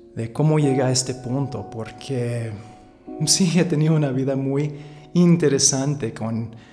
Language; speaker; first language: Spanish; early bilingual, heritage; Spanish